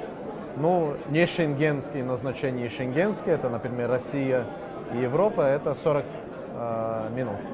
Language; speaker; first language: Russian; non-native, local second language; Latvian